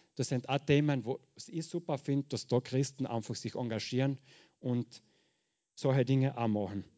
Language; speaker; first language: German; native; German